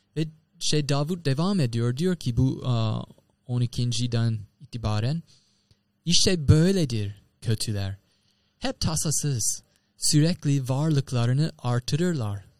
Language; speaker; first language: Turkish; non-native, fluent; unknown